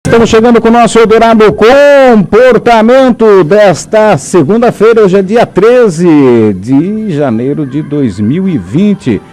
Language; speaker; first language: Portuguese; native; Portuguese